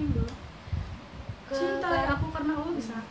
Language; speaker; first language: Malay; non-native, local second language; Javanese